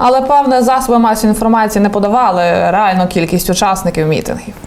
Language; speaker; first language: Ukrainian; native; Ukrainian